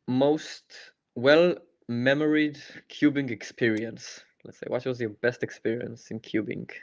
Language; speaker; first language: English; non-native, fluent; Hebrew